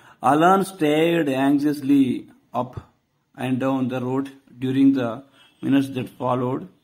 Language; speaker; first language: English; non-native, local second language; Telugu